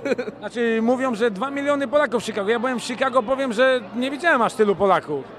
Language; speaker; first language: Polish; native; Polish